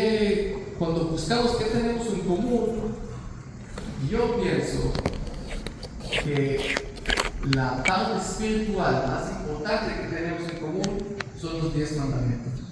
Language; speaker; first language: Spanish; non-native, fluent; Hebrew